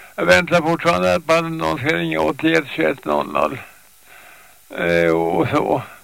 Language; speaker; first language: Swedish; native; Swedish